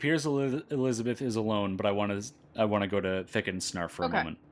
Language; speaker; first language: English; native; English